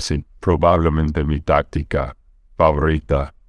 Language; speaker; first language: Spanish; non-native, fluent; English